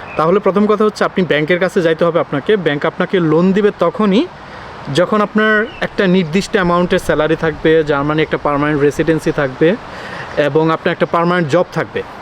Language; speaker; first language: Bangla; native; Bangla